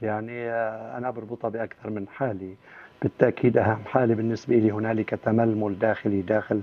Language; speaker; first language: Arabic; native; Arabic